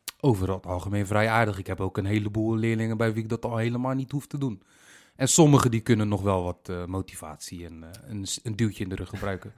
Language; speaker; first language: Dutch; native; Dutch